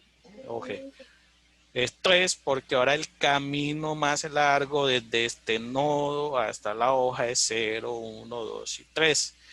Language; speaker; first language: Spanish; native; Spanish